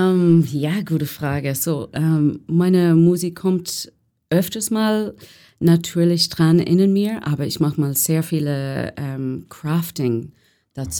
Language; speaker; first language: German; non-native, learner; English